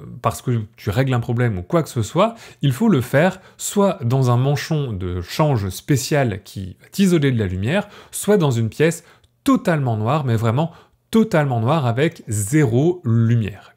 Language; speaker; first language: French; native; French